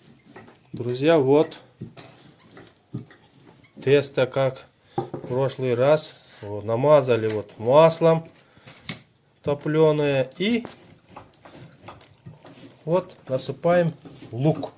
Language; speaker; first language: Russian; non-native, local second language; Kyrgyz